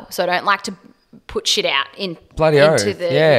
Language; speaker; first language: English; native; English